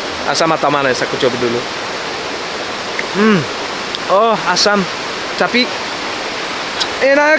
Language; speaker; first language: Indonesian; non-native, learner; English